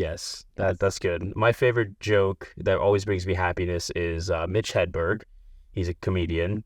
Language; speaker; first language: English; native; English